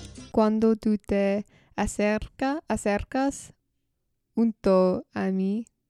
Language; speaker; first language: Spanish; non-native, learner; English